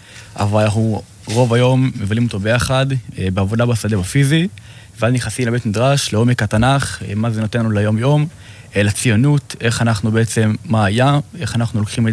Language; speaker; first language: Hebrew; native; Hebrew